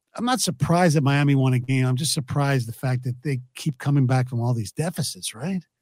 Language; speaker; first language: English; native; English